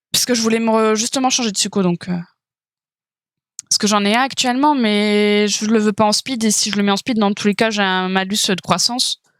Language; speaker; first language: French; native; French